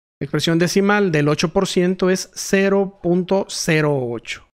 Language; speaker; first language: Spanish; native; Spanish